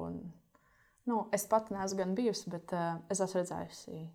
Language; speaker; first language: Latvian; native; Latvian